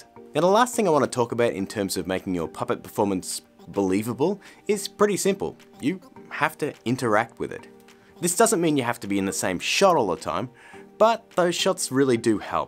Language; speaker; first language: English; native; English